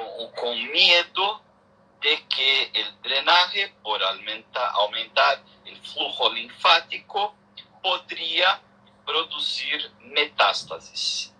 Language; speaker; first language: Spanish; non-native, learner; Portuguese